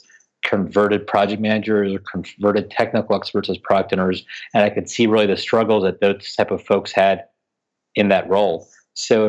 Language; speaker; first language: English; native; English